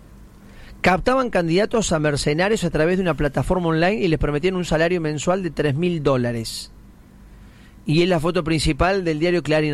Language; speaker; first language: Spanish; native; Spanish